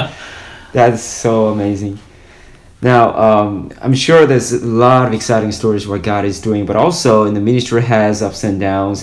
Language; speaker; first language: English; non-native, fluent; Korean